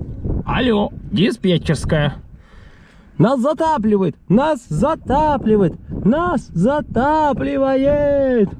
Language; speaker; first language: Russian; native; Russian